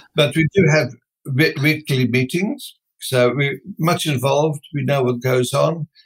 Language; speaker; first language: English; non-native, fluent; Dutch